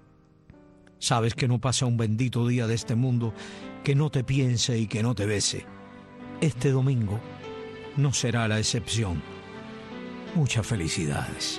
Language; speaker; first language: Spanish; native; Spanish